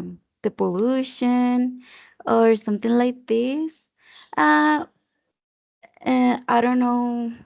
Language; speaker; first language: English; non-native, learner; Spanish